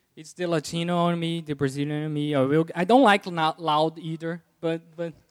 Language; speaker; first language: English; non-native, fluent; Portuguese